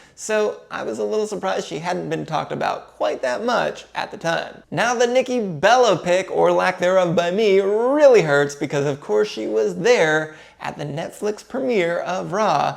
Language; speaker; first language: English; native; English